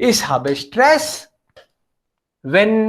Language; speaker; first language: German; non-native, fluent; Hindi